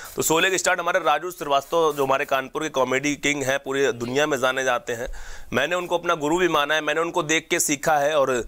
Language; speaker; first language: Hindi; native; Hindi